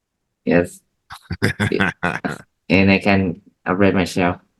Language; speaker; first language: English; non-native, learner; Vietnamese